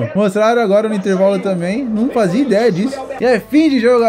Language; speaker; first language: Portuguese; native; Portuguese